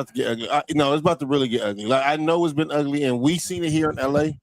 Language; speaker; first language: English; native; English